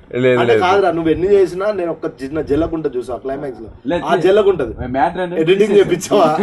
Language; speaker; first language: Telugu; native; Telugu